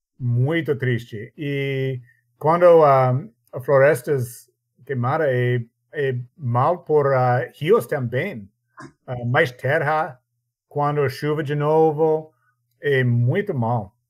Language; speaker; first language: Portuguese; non-native, learner; English